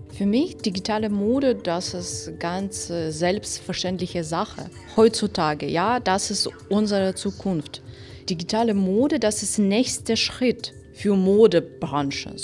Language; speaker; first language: German; non-native, learner; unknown